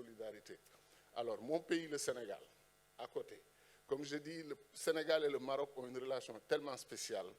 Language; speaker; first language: French; non-native, local second language; Wolof